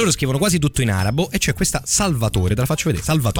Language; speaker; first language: Italian; native; Italian